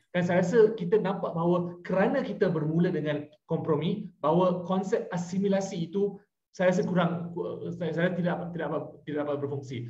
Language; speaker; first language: Malay; non-native, local second language; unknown